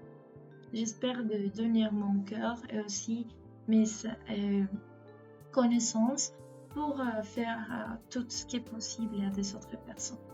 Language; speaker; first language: French; non-native, fluent; Spanish